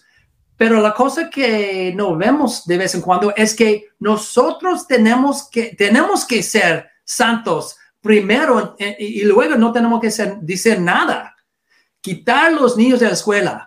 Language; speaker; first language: Spanish; non-native, learner; English